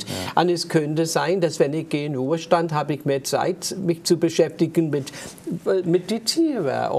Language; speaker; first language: German; non-native, fluent; English